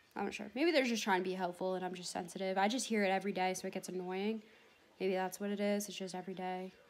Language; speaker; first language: English; native; English